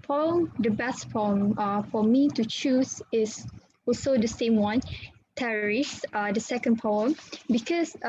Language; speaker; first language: English; non-native, local second language; Malay